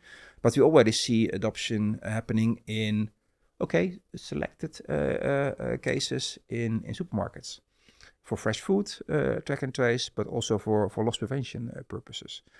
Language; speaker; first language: English; non-native, fluent; Dutch